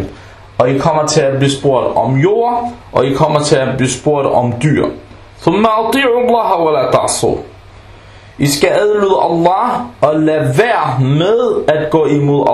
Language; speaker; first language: Danish; non-native, local second language; Arabic